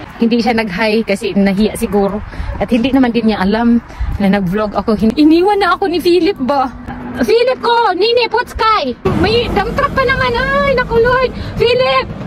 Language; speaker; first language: Filipino; non-native, local second language; Cebuano